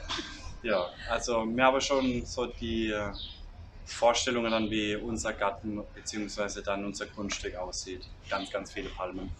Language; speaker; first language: German; native; German